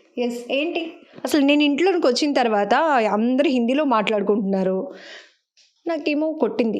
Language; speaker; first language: Telugu; native; Telugu